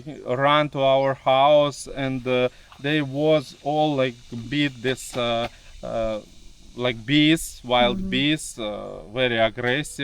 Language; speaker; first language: English; non-native, learner; Russian